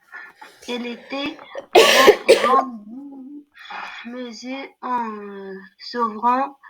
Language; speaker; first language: French; non-native, learner; Arabic